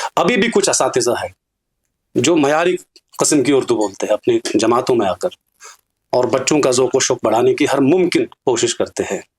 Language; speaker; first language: Urdu; non-native, local second language; Kashmiri